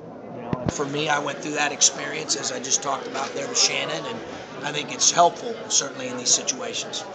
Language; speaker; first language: English; native; English